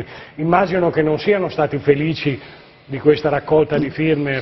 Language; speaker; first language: Italian; native; Italian